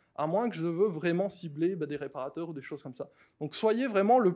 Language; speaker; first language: French; native; French